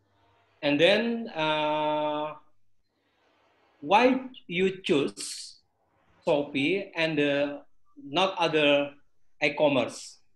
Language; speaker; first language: English; non-native, learner; Indonesian